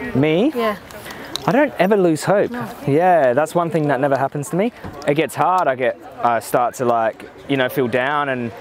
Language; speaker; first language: English; native; English